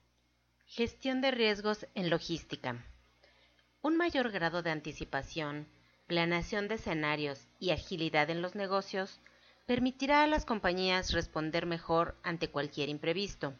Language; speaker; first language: Spanish; native; Spanish